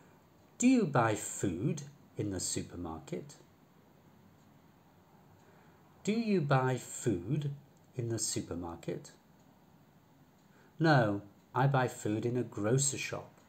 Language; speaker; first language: English; non-native, fluent; Polish